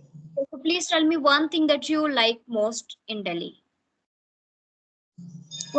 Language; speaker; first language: English; non-native, fluent; Hindi